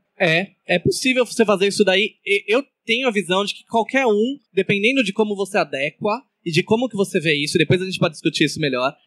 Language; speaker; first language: Portuguese; native; Portuguese